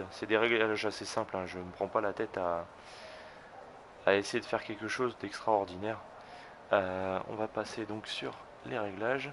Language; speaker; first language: French; native; French